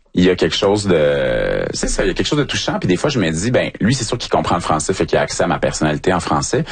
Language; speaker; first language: French; native; French